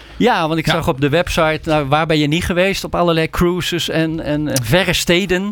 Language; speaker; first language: Dutch; native; Dutch